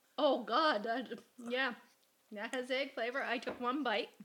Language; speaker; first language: English; native; English